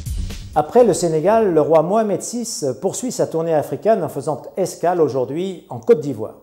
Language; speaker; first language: French; non-native, local second language; Arabic